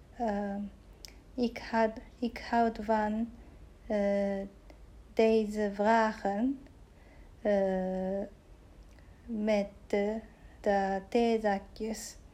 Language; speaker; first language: Dutch; non-native, learner; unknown